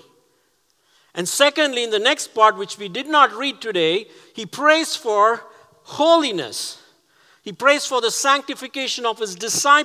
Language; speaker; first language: English; non-native, local second language; Tamil